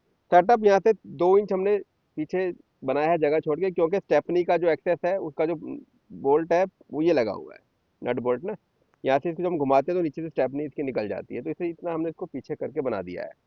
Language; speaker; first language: Hindi; native; Hindi